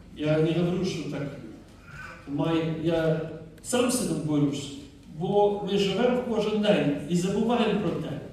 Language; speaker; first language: Ukrainian; non-native, fluent; Dutch